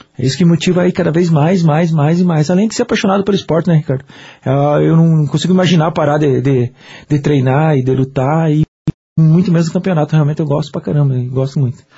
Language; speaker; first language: Portuguese; native; Portuguese